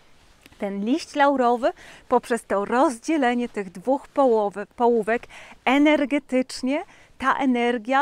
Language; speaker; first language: Polish; native; Polish